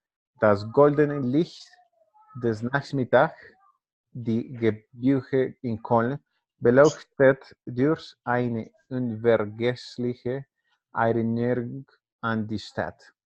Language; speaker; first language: German; non-native, learner; Spanish